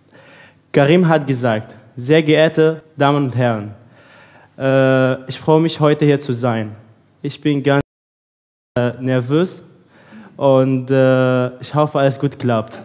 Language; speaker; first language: German; non-native, learner; Arabic